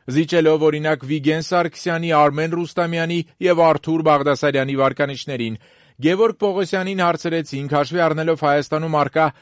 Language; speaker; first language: Armenian; native; Armenian